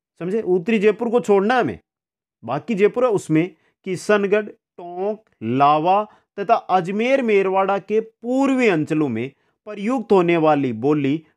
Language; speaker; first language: Hindi; native; Hindi